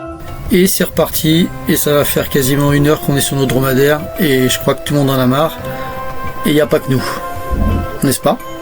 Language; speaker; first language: French; native; French